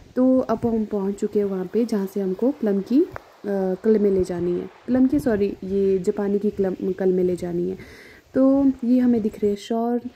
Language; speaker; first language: Hindi; non-native, local second language; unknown